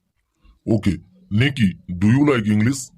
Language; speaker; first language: English; non-native, local second language; Bangla